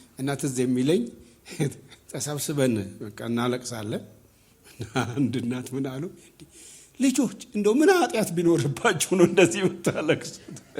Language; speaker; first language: Amharic; non-native, local second language; Oromo